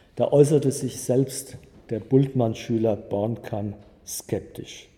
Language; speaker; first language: German; native; German